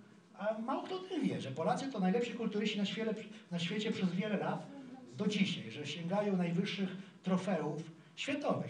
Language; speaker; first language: Polish; native; Polish